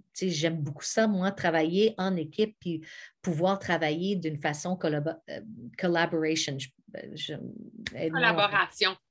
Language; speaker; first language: French; native; French